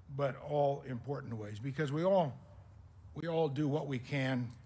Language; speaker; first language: English; native; English